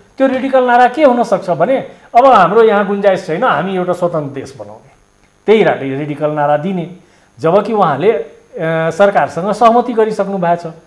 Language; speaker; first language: Nepali; non-native, local second language; Maithili